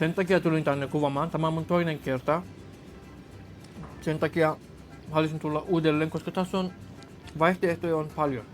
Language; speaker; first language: Finnish; non-native, learner; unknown